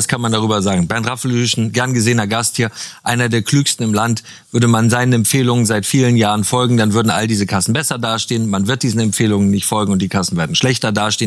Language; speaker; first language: German; native; German